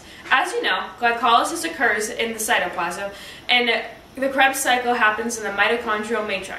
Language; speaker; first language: English; native; English